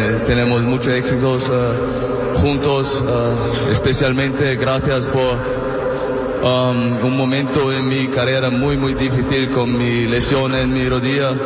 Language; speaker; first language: Spanish; non-native, learner; German